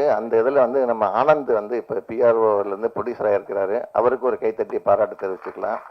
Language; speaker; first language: Tamil; native; Tamil